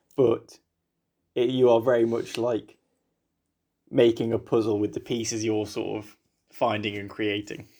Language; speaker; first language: English; native; English